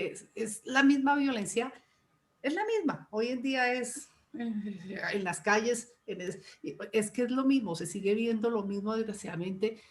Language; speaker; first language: Spanish; native; Spanish